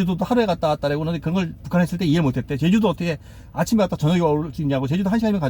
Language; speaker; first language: Korean; native; Korean